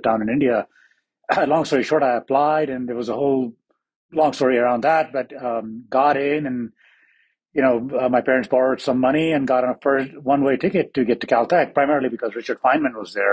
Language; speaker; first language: English; non-native, local second language; Hindi